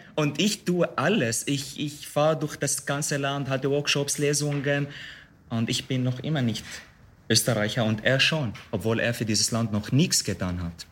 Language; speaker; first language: German; non-native, fluent; Arabic